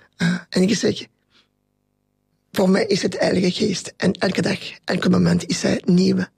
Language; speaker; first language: Dutch; non-native, local second language; French